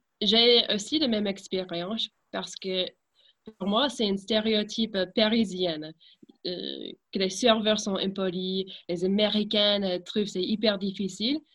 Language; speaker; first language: French; non-native, fluent; English